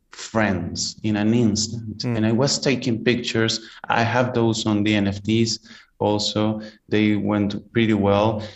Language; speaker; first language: English; non-native, fluent; Spanish